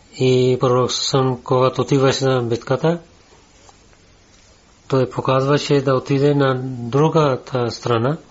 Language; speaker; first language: Bulgarian; non-native, learner; Urdu